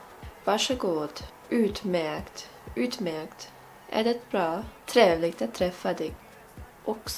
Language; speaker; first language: Swedish; non-native, learner; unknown